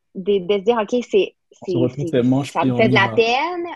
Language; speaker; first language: French; non-native, fluent; Spanish